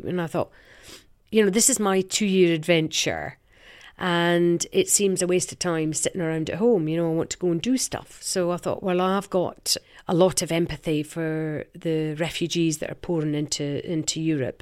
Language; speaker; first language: English; native; English